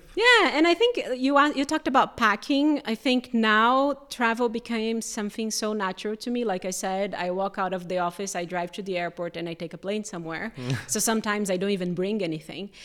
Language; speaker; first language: English; non-native, fluent; Portuguese